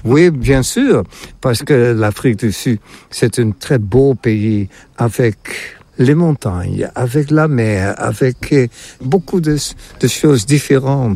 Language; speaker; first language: French; non-native, fluent; Dutch